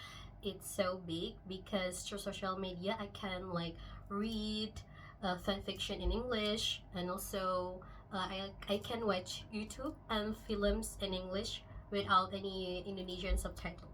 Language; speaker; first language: English; non-native, local second language; Indonesian